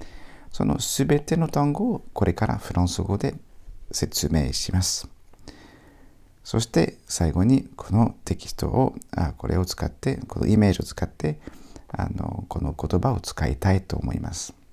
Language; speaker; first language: Japanese; non-native, fluent; French